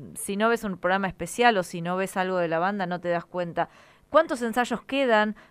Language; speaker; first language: Spanish; native; Spanish